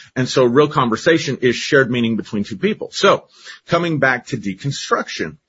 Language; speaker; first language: English; native; English